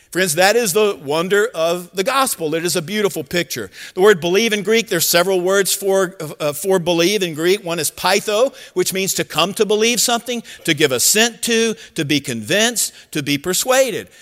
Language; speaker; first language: English; native; English